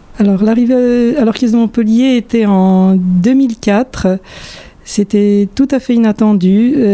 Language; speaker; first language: French; non-native, fluent; Polish